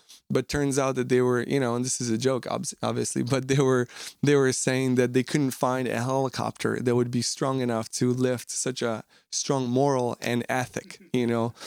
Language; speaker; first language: English; non-native, fluent; Russian